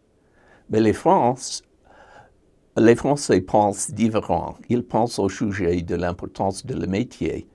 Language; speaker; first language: French; non-native, learner; English